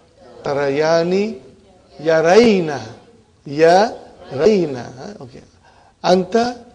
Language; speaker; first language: Arabic; non-native, fluent; English